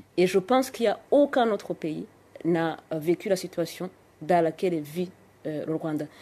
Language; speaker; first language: French; non-native, local second language; Kinyarwanda